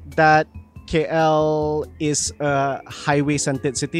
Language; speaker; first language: English; non-native, local second language; Malay